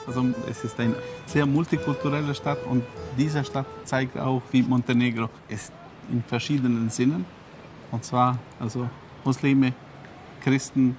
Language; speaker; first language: German; non-native, fluent; Serbian